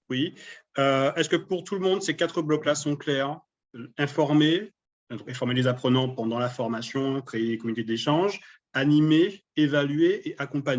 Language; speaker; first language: French; native; French